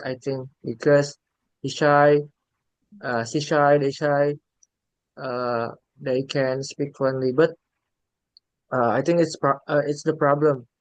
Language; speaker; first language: English; non-native, learner; Indonesian